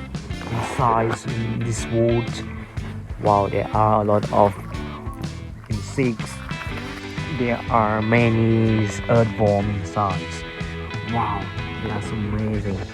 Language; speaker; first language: English; non-native, learner; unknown